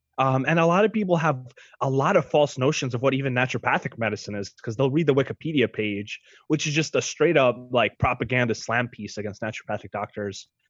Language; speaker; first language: English; early bilingual, other home language; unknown